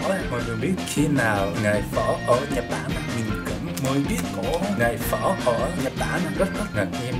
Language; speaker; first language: Vietnamese; non-native, learner; Japanese